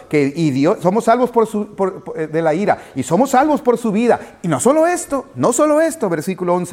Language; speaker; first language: Spanish; native; Spanish